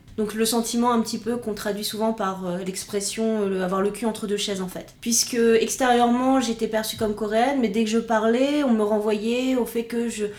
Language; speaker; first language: French; native; French